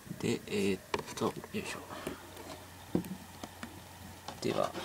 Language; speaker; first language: Japanese; native; Japanese